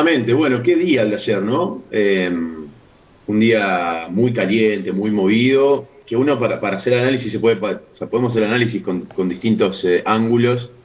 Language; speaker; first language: Spanish; native; Spanish